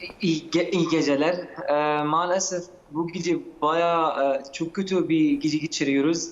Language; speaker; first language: Turkish; non-native, fluent; Arabic